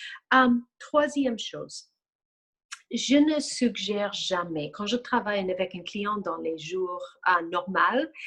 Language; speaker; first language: French; non-native, fluent; English